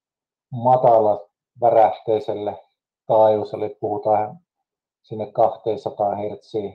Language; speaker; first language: Finnish; native; Finnish